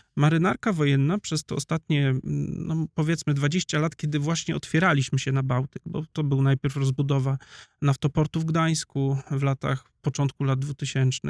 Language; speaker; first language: Polish; native; Polish